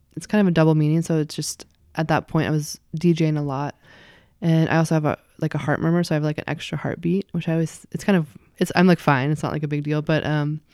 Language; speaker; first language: English; native; English